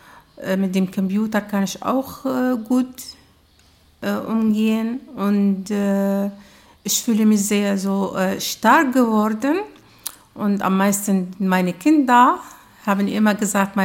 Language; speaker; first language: German; non-native, learner; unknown